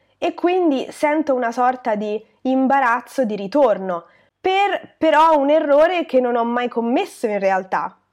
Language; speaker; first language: Italian; native; Italian